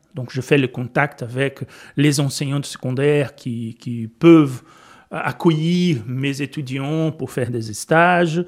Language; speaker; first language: French; non-native, fluent; Portuguese